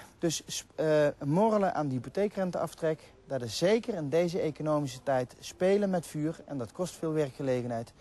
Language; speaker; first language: Dutch; native; Dutch